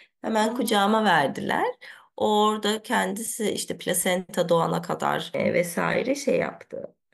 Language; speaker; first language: Turkish; early bilingual, heritage; Turkish